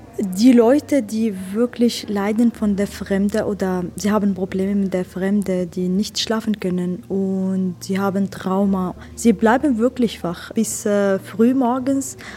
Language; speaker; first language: German; non-native, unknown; Arabic